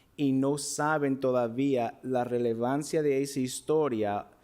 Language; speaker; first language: Spanish; non-native, fluent; English